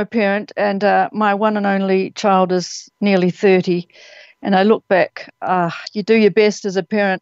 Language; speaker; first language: English; native; English